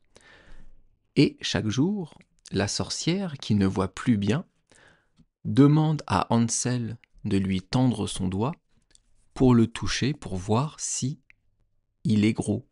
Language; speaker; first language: French; native; French